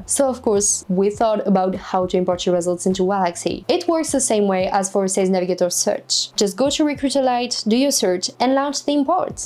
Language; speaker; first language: English; non-native, fluent; French